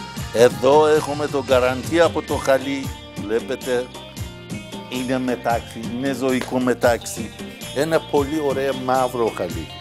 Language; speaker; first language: Greek; non-native, fluent; Persian